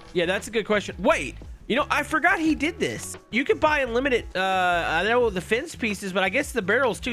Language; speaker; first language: English; native; English